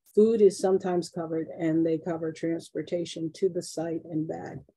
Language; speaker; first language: English; native; English